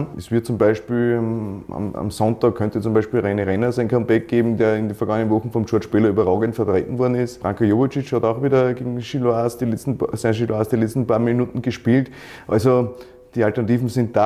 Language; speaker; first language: German; native; German